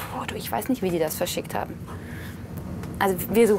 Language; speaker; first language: German; native; German